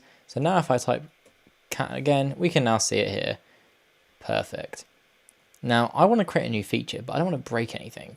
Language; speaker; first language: English; native; English